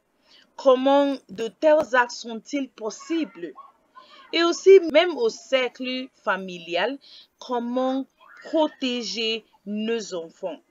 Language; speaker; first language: French; non-native, fluent; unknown